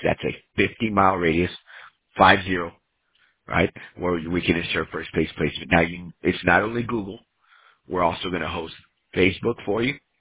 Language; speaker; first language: English; native; English